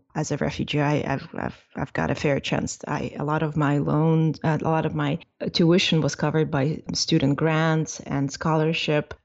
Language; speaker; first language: English; non-native, fluent; Russian